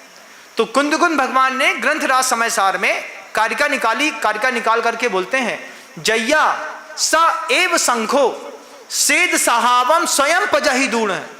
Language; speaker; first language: Hindi; native; Hindi